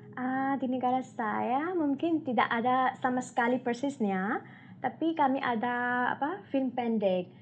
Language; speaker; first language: Indonesian; non-native, learner; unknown